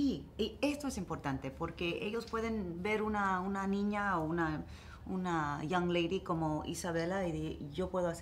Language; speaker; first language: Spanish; early bilingual, heritage; English